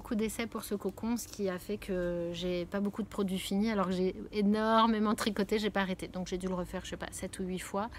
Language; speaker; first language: French; native; French